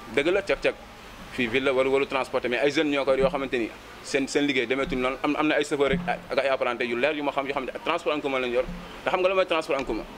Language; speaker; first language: Wolof; native; Wolof